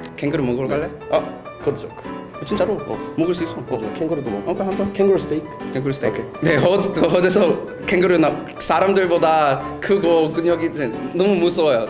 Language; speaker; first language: Korean; non-native, fluent; English